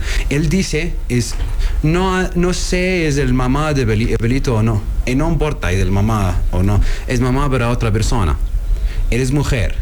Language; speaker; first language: Spanish; non-native, learner; Arabic